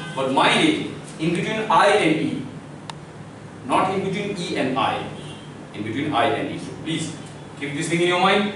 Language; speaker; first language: English; non-native, local second language; Hindi